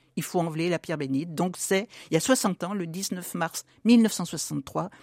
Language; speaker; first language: French; native; French